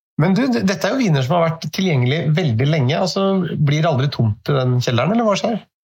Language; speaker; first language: Norwegian; native; Norwegian